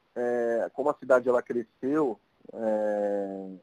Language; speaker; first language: Portuguese; native; Portuguese